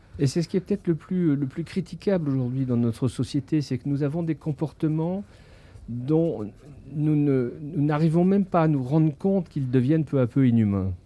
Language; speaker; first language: French; native; French